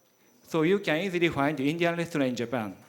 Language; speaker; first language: English; non-native, learner; Japanese